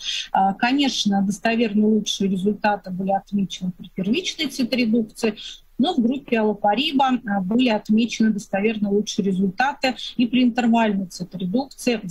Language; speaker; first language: Russian; native; Russian